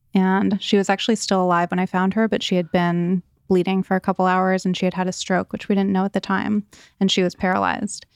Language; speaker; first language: English; native; English